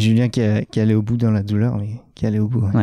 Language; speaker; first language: French; native; French